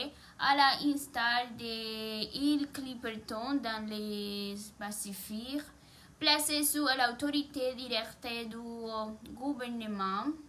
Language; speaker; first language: French; non-native, learner; Spanish